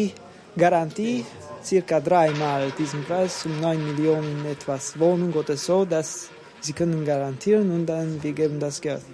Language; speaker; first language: German; non-native, learner; Hungarian